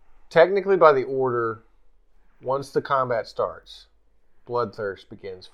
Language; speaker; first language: English; native; English